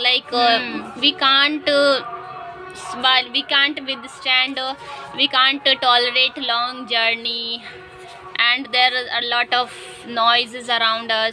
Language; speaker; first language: English; non-native, learner; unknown